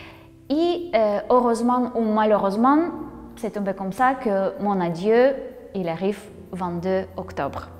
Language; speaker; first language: French; non-native, learner; Russian